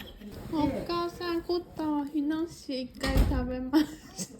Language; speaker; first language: Japanese; non-native, learner; Korean